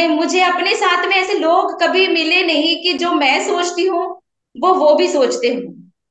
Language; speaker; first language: Hindi; native; Hindi